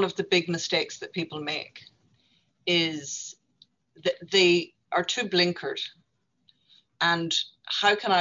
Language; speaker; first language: English; native; English